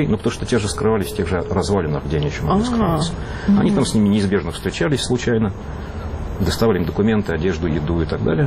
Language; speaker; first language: Russian; native; Russian